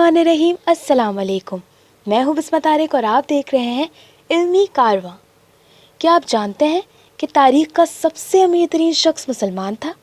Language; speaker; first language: Urdu; native; Urdu